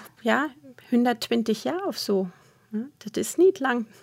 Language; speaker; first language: Dutch; non-native, fluent; German